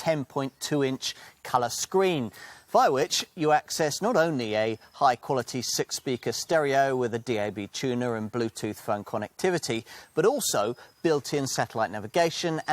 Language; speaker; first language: English; native; English